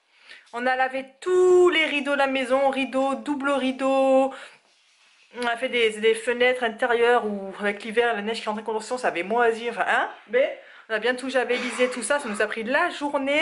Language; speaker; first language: French; native; French